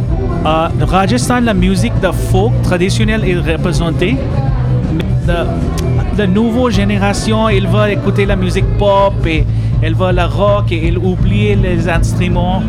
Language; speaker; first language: French; non-native, learner; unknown